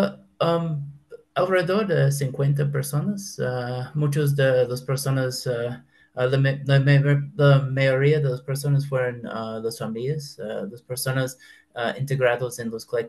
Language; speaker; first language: Spanish; non-native, fluent; English